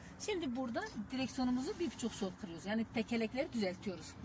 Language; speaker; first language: Turkish; native; Turkish